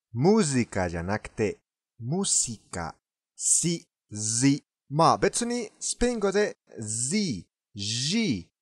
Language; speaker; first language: Japanese; non-native, fluent; Spanish